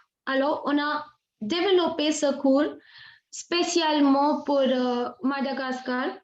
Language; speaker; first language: French; non-native, fluent; Hindi